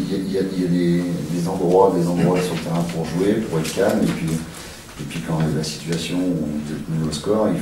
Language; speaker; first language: French; native; French